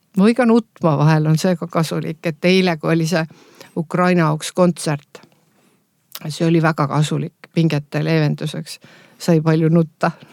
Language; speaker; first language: Estonian; native; Estonian